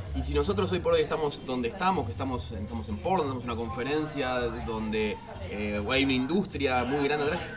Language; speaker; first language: Spanish; native; Spanish